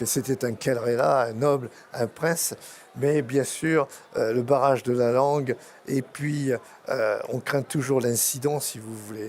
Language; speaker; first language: French; native; French